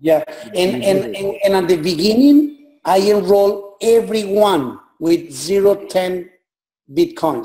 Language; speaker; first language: English; non-native, learner; Spanish